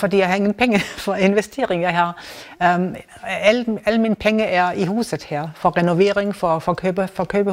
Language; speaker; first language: Danish; non-native, learner; German